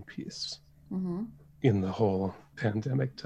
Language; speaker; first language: English; native; English